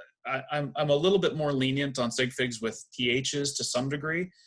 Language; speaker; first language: English; native; English